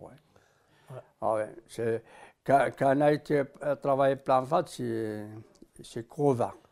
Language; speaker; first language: French; non-native, local second language; Arabic